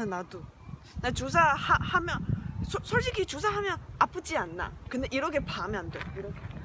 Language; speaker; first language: Korean; non-native, learner; Chinese